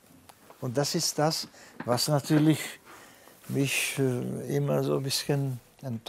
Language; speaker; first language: German; non-native, fluent; Czech